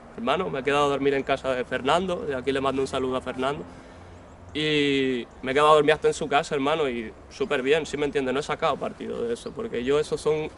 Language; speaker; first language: Spanish; native; Spanish